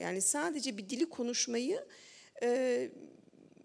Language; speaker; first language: Turkish; early bilingual, heritage; Turkish